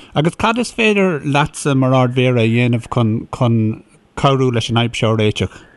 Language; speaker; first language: Irish; native; Irish